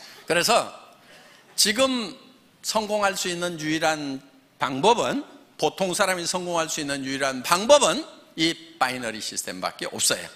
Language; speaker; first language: Korean; native; Korean